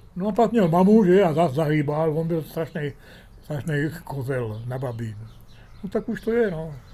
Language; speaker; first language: Czech; early bilingual, heritage; Czech